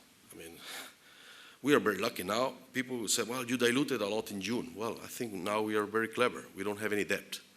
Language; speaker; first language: English; non-native, fluent; Spanish